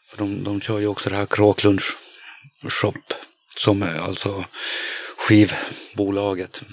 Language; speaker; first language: Swedish; native; Swedish